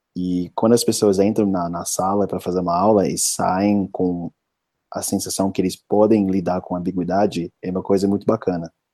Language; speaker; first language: Portuguese; non-native, fluent; English